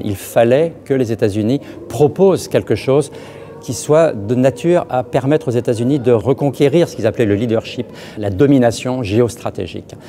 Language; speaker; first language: French; native; French